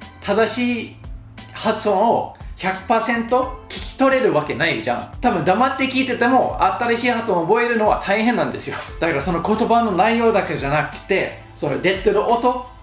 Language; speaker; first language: Japanese; non-native, fluent; English